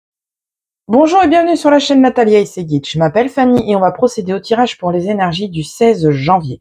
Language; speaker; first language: French; native; French